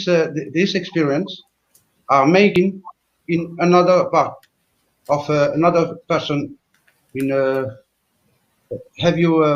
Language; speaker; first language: English; non-native, learner; French